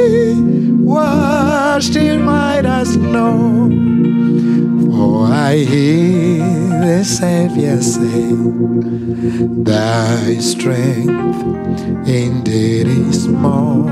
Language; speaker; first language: English; non-native, local second language; Ganda